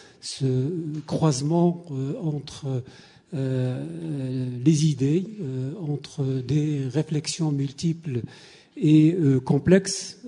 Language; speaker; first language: French; native; French